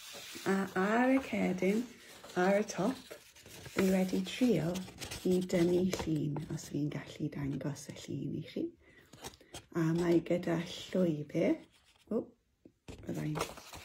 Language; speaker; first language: Welsh; non-native, local second language; English